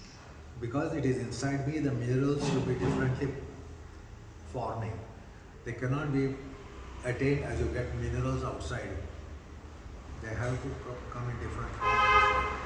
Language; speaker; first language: English; non-native, fluent; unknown